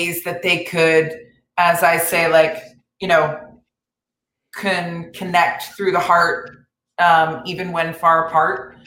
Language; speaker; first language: English; native; English